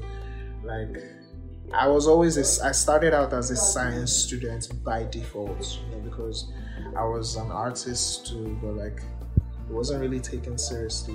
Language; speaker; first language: English; non-native, local second language; Yoruba